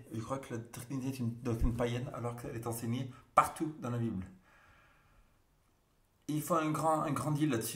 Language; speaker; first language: French; native; French